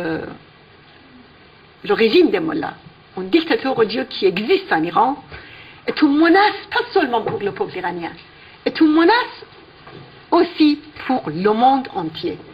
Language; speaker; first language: French; non-native, fluent; Persian